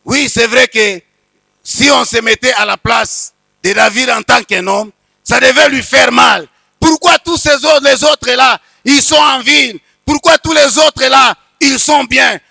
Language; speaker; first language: French; non-native, local second language; Swahili